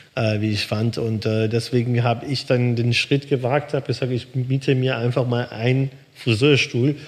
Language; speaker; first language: German; early bilingual, other home language; Persian